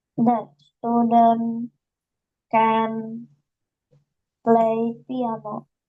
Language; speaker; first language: English; non-native, learner; Indonesian